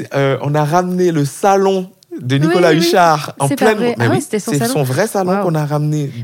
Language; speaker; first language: French; non-native, local second language; Haitian Creole